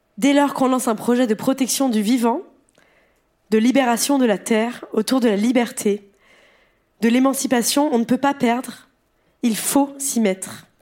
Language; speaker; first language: French; native; French